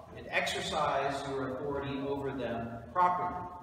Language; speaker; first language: English; native; English